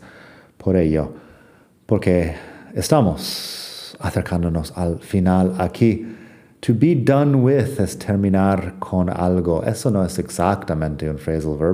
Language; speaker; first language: Spanish; non-native, fluent; English